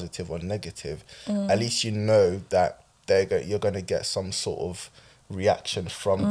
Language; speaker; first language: English; native; English